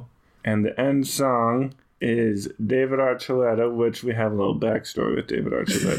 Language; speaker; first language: English; native; English